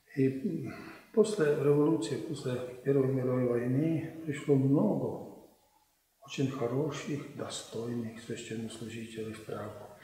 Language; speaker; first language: Russian; non-native, fluent; Czech